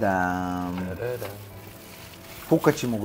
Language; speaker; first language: Korean; non-native, learner; Russian